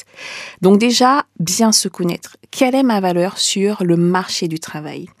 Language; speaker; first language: French; native; French